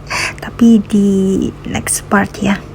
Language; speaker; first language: Indonesian; native; Indonesian